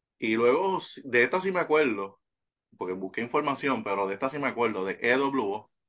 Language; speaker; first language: Spanish; native; Spanish